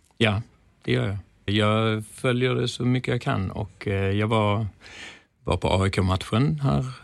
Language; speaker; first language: Swedish; native; Swedish